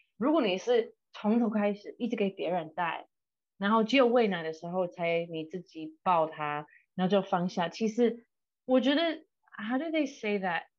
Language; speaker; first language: Chinese; non-native, fluent; English